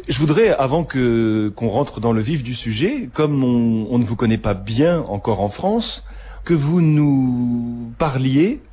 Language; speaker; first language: French; native; French